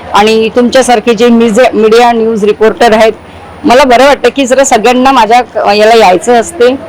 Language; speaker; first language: Marathi; native; Marathi